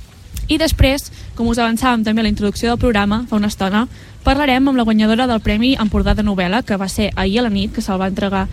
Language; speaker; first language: Catalan; native; Catalan